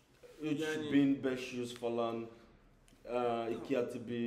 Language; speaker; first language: Turkish; non-native, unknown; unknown